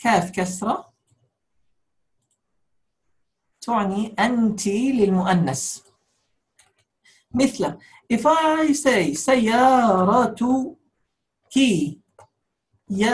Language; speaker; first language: Arabic; non-native, fluent; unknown